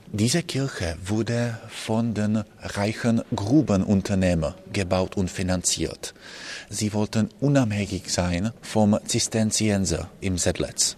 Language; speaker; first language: German; non-native, fluent; Czech